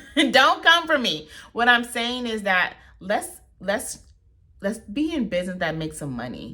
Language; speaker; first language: English; native; English